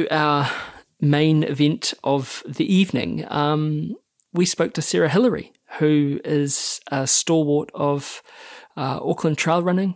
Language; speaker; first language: English; native; English